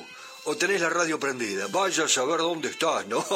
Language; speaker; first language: Spanish; native; Spanish